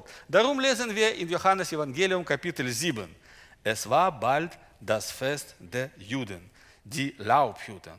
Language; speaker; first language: German; non-native, learner; Russian